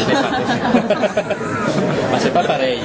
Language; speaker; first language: French; non-native, fluent; Italian